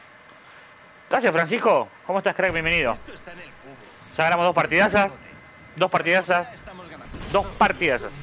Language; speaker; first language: Spanish; native; Spanish